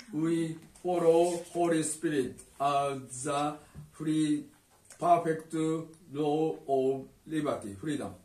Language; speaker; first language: English; non-native, learner; Japanese